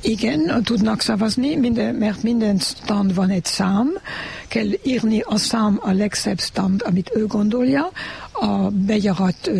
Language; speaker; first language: Hungarian; non-native, learner; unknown